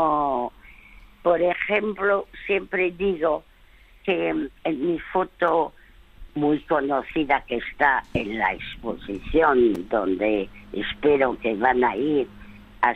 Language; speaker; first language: Spanish; early bilingual, other home language; French